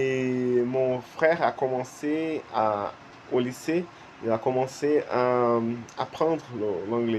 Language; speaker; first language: French; non-native, learner; Portuguese